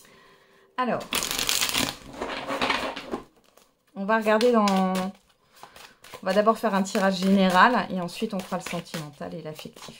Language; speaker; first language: French; native; French